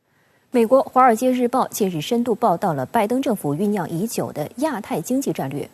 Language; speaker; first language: Chinese; native; Chinese